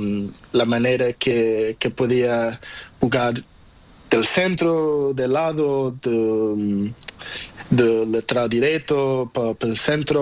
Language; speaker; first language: Spanish; non-native, learner; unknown